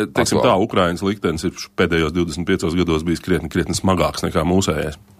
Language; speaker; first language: Latvian; native; Latvian